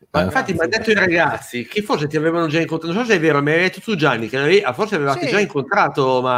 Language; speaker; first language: Italian; native; Italian